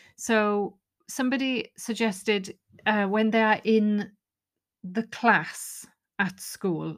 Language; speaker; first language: English; non-native, local second language; Welsh